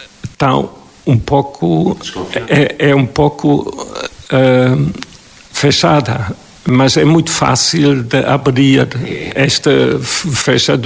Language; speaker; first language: Portuguese; non-native, fluent; German